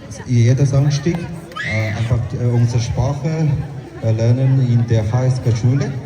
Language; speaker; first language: German; non-native, learner; Tibetan